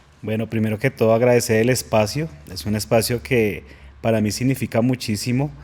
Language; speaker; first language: Spanish; native; Spanish